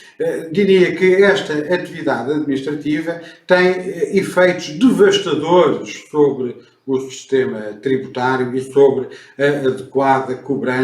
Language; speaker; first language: Portuguese; native; Portuguese